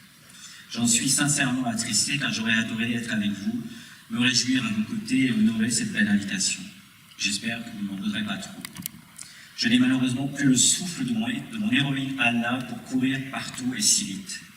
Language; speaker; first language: French; native; French